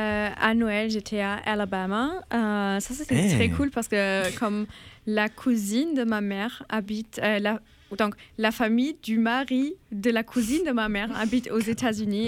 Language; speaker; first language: French; non-native, fluent; German